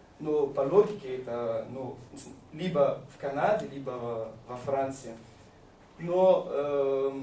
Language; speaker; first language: Russian; non-native, learner; Malagasy